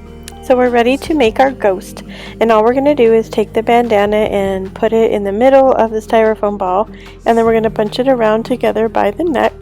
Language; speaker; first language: English; native; English